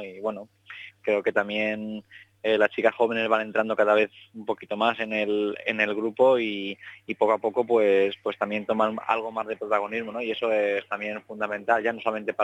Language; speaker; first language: Spanish; native; Spanish